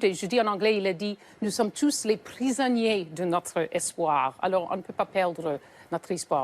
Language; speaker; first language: French; native; French